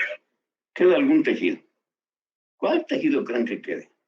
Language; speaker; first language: Spanish; native; Spanish